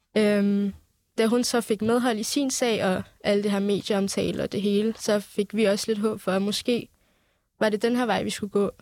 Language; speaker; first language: Danish; early bilingual, other home language; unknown